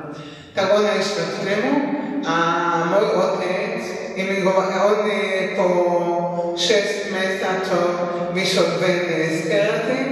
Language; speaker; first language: Slovak; early bilingual, heritage; Slovak